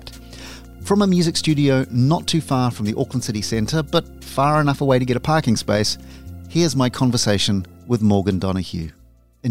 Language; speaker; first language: English; native; English